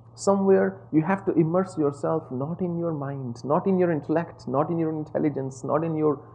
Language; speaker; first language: English; non-native, local second language; Hindi